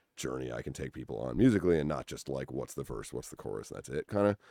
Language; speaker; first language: English; native; English